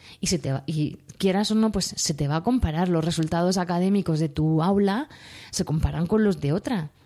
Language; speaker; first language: Spanish; native; Spanish